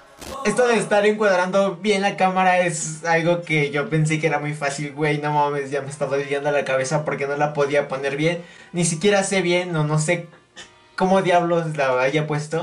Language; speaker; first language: Spanish; native; Spanish